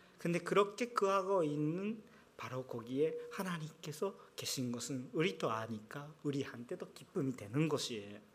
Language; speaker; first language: Korean; non-native, fluent; Japanese